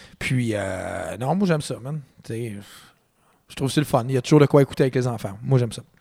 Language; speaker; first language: French; native; French